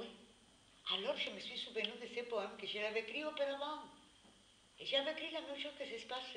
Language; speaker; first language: French; non-native, learner; Spanish